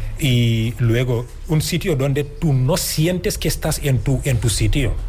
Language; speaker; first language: Spanish; non-native, fluent; Wolof